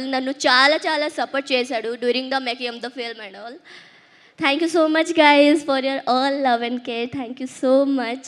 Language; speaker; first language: Telugu; early bilingual, heritage; Telugu